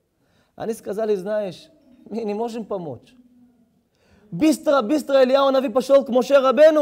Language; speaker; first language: Russian; non-native, learner; Hebrew